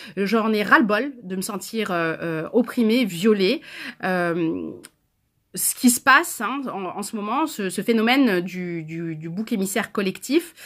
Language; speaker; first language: French; native; French